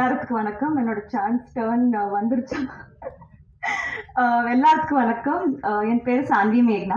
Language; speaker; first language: Tamil; non-native, learner; Telugu